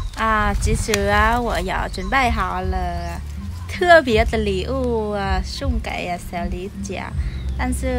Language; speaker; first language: Chinese; non-native, learner; Vietnamese